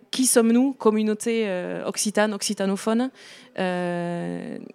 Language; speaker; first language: French; native; French